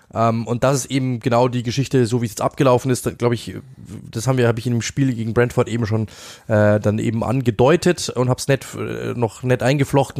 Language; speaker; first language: German; native; German